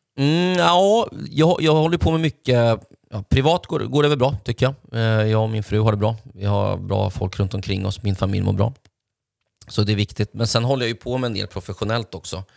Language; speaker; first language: Swedish; native; Swedish